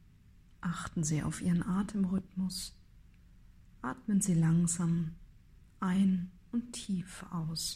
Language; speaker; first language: German; native; German